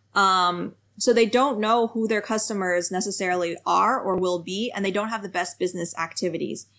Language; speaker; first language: English; native; English